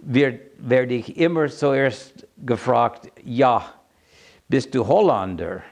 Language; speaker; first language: German; non-native, fluent; English